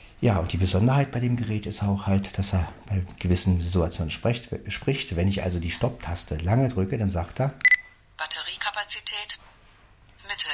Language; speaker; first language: German; native; German